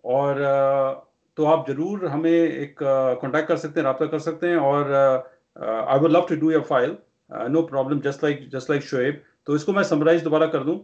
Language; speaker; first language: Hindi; non-native, local second language; Punjabi